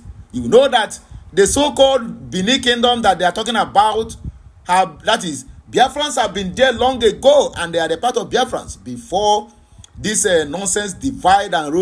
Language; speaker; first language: English; non-native, local second language; Igbo